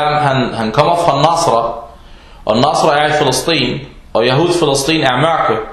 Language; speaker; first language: Danish; non-native, fluent; Arabic